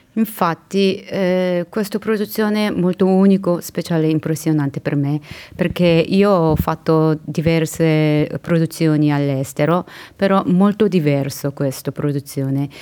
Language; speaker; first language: Italian; non-native, learner; Korean